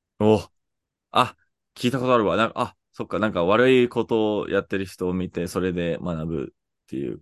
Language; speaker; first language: Japanese; non-native, fluent; English